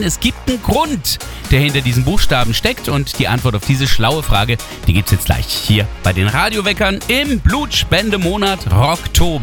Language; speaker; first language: German; native; German